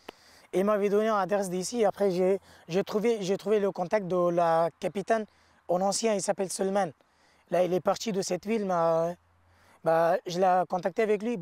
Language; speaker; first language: French; non-native, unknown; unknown